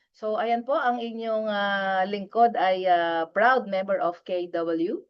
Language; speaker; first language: Filipino; non-native, local second language; Pampanga